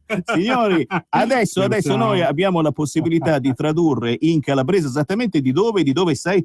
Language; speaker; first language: Italian; native; Italian